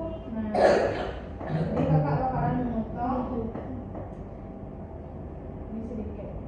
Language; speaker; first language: Indonesian; native; Indonesian